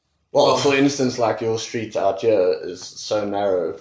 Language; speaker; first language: English; non-native, local second language; Afrikaans